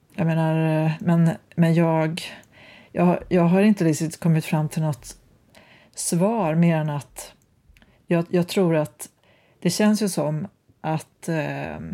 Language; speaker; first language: Swedish; native; Swedish